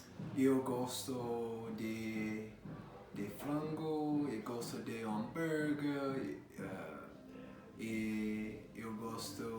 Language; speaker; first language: Portuguese; non-native, learner; English